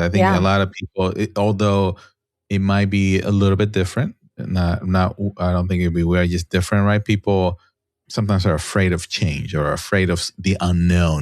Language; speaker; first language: English; non-native, fluent; Spanish